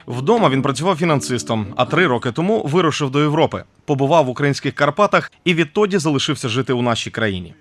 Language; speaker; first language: Ukrainian; native; Ukrainian